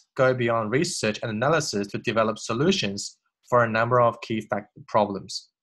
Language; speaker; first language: English; non-native, fluent; Chinese